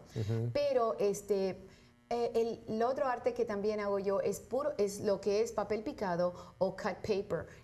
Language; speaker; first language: Spanish; early bilingual, heritage; Spanish